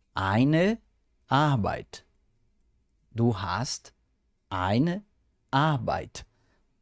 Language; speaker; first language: German; non-native, fluent; Portuguese